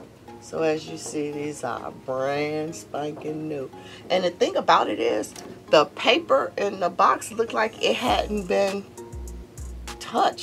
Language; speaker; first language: English; native; English